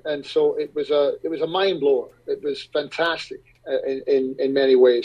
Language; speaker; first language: English; native; English